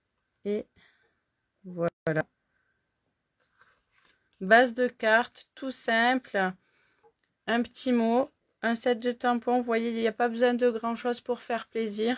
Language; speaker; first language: French; native; French